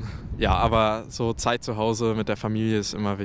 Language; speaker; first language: German; native; German